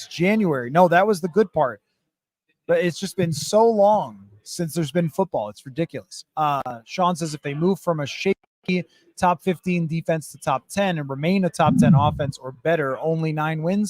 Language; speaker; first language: English; native; English